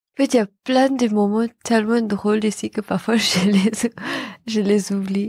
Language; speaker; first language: French; non-native, fluent; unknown